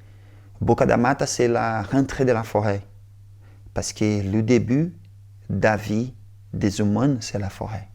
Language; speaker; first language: French; non-native, learner; Portuguese